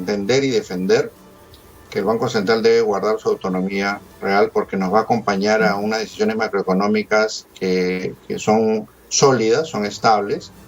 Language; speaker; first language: Spanish; native; Spanish